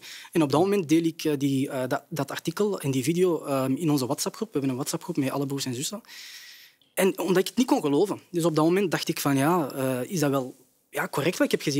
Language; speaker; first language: Dutch; early bilingual, other home language; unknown